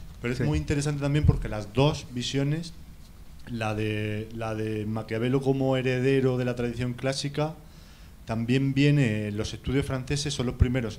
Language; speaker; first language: Spanish; native; Spanish